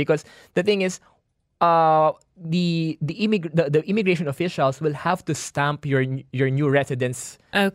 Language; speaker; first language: English; non-native, local second language; Filipino